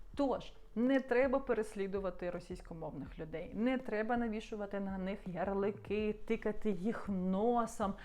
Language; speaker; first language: Ukrainian; non-native, local second language; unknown